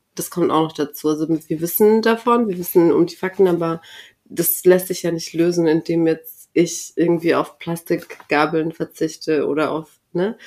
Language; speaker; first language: German; early bilingual, other home language; Turkish